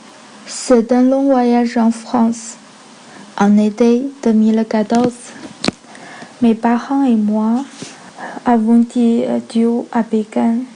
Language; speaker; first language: French; non-native, learner; Chinese